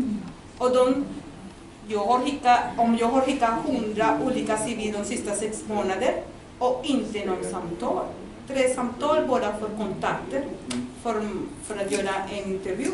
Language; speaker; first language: Swedish; non-native, learner; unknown